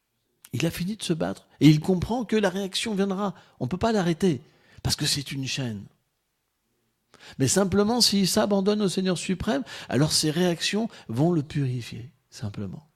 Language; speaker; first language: French; native; French